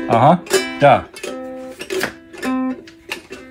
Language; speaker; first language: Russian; non-native, learner; English